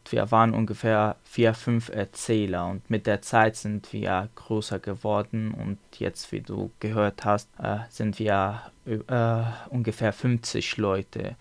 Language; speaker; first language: German; non-native, learner; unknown